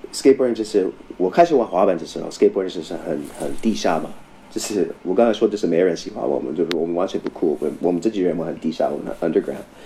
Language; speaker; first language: Chinese; non-native, fluent; English